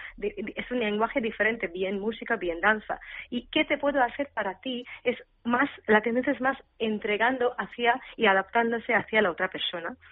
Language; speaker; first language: Spanish; non-native, fluent; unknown